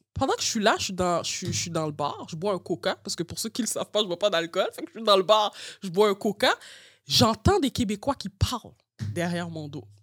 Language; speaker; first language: French; early bilingual, other home language; Haitian Creole